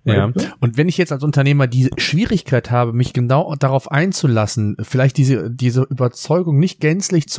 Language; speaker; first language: German; native; German